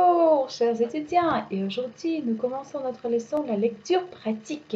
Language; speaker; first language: French; non-native, fluent; Uzbek